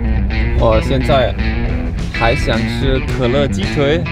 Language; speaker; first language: Chinese; non-native, fluent; German